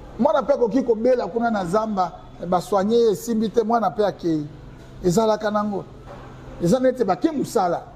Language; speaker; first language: Lingala; non-native, local second language; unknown